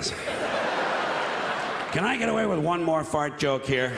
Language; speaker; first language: English; native; English